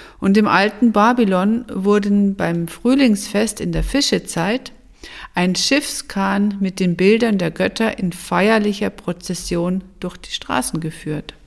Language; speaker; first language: German; native; German